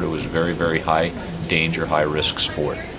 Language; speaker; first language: English; native; English